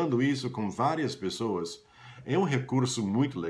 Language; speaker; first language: Portuguese; non-native, fluent; English